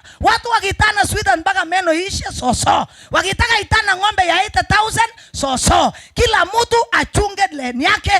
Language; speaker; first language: Swahili; non-native, local second language; Kalenjin